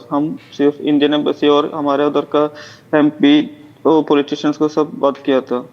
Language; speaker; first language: Hindi; non-native, local second language; Malayalam